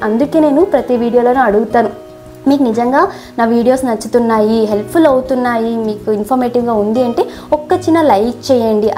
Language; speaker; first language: Telugu; non-native, local second language; Kannada